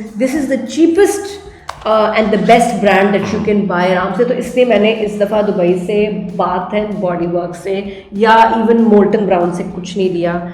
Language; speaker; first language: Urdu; native; Urdu